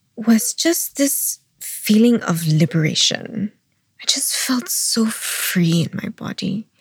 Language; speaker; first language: English; non-native, local second language; Filipino